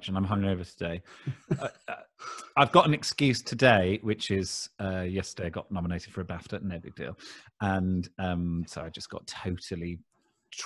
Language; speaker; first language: English; native; English